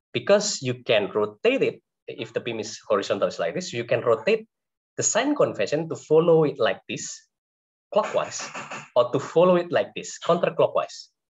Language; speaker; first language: English; non-native, fluent; Indonesian